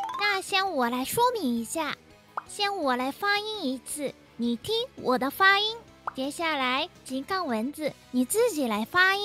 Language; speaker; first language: Chinese; non-native, fluent; Japanese